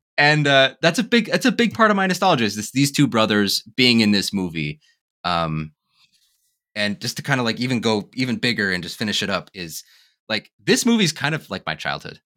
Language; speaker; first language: English; native; English